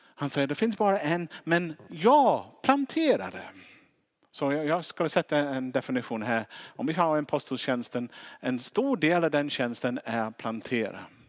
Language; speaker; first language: Swedish; non-native, fluent; English